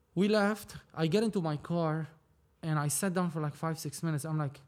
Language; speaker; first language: English; non-native, fluent; Arabic